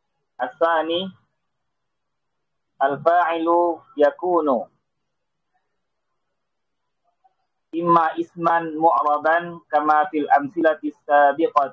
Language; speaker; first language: Arabic; non-native, learner; Indonesian